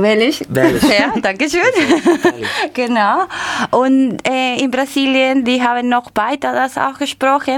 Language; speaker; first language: German; non-native, learner; Spanish